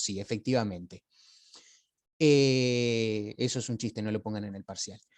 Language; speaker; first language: Spanish; native; Spanish